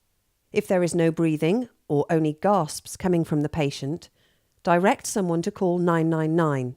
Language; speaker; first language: English; native; English